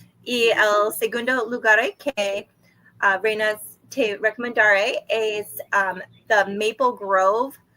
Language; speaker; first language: Spanish; non-native, learner; English